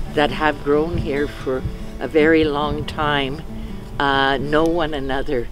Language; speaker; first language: English; native; English